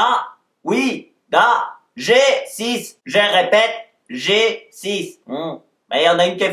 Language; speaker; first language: French; native; French